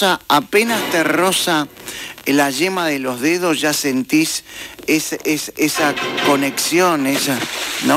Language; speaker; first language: Spanish; native; Spanish